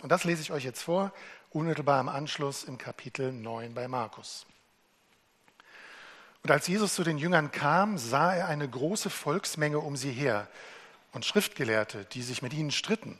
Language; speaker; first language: German; native; German